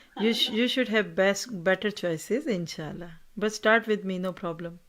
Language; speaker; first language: English; non-native, local second language; Urdu